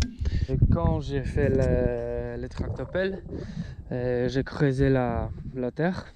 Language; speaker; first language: French; non-native, fluent; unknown